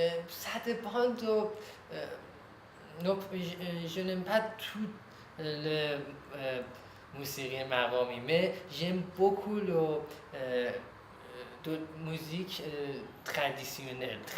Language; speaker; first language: French; non-native, learner; Persian